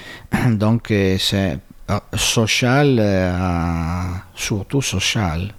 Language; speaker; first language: French; non-native, fluent; Italian